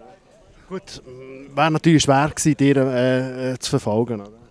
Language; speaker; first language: German; native; German